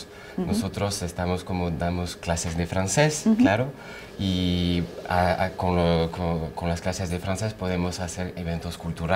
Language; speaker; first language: Spanish; non-native, fluent; French